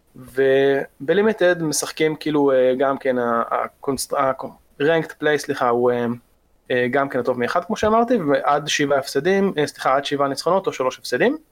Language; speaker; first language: Hebrew; native; Hebrew